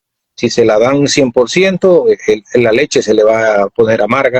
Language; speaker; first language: Spanish; native; Spanish